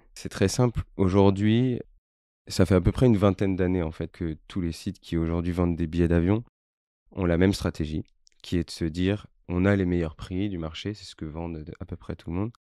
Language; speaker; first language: French; native; French